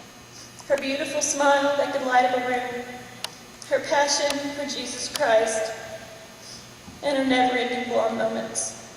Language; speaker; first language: English; native; English